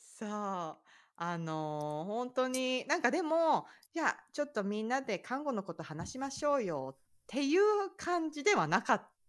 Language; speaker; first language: Japanese; native; Japanese